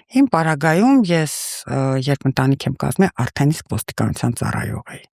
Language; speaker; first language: Armenian; early bilingual, heritage; Russian